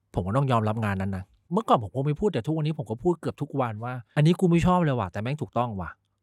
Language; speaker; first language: Thai; early bilingual, other home language; Chinese